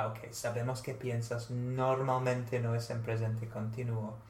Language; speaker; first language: Spanish; non-native, fluent; English